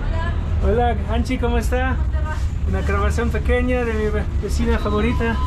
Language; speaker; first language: Spanish; non-native, learner; German